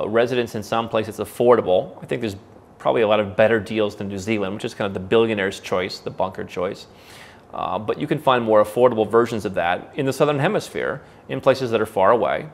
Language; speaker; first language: English; native; English